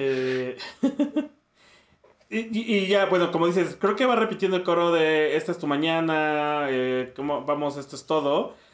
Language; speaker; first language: Spanish; native; Spanish